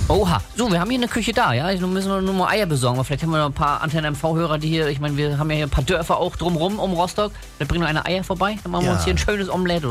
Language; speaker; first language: German; native; German